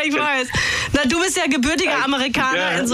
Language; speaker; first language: German; native; German